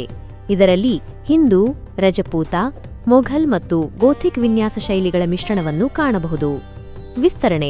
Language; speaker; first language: Kannada; native; Kannada